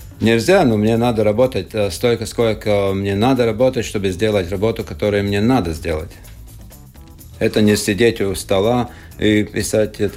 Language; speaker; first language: Russian; non-native, local second language; Latvian